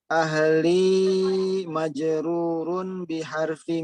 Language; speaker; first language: Arabic; non-native, learner; Indonesian